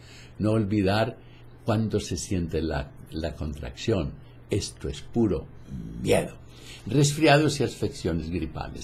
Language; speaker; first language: Spanish; native; Spanish